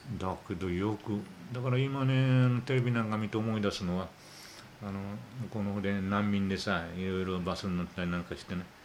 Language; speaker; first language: Japanese; native; Japanese